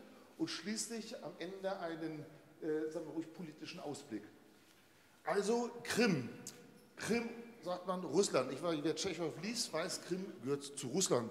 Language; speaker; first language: German; native; German